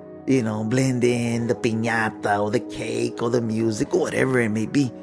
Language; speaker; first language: English; early bilingual, other home language; Spanish